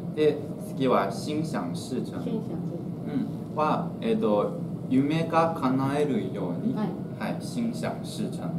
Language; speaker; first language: Japanese; non-native, fluent; Chinese